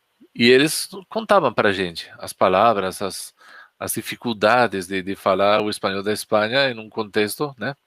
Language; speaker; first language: Portuguese; non-native, fluent; Spanish